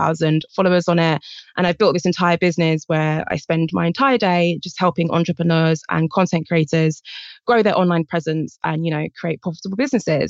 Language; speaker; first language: English; native; English